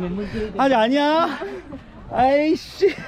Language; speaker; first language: Korean; native; Korean